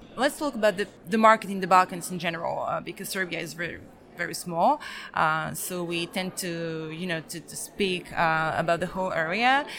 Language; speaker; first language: English; early bilingual, other home language; Serbian